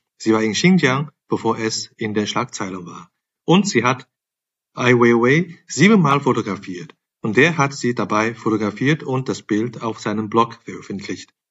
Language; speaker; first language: German; native; German